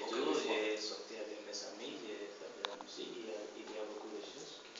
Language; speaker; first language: French; non-native, learner; Spanish